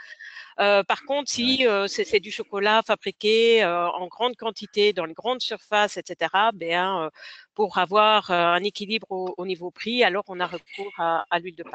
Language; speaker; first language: French; native; French